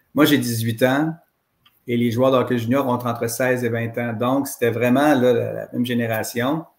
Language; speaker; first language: French; native; French